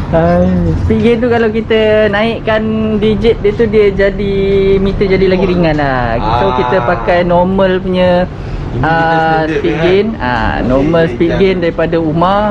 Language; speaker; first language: Malay; native; Malay